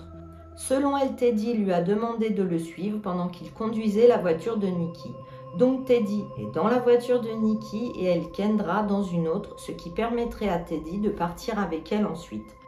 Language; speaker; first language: French; native; French